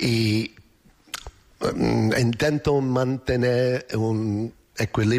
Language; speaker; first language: Spanish; non-native, learner; English